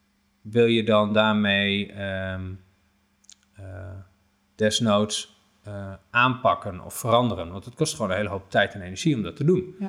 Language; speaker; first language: Dutch; native; Dutch